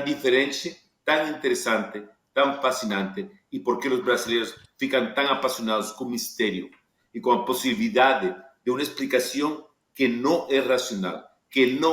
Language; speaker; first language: Portuguese; non-native, fluent; Spanish